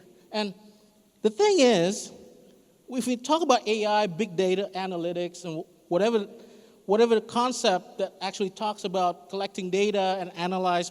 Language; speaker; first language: English; non-native, fluent; Indonesian